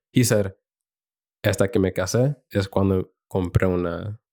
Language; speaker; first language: Spanish; early bilingual, heritage; Spanish